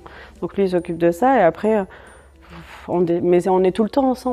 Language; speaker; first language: French; native; French